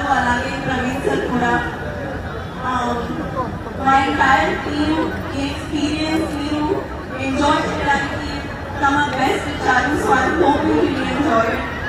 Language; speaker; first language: Telugu; non-native, learner; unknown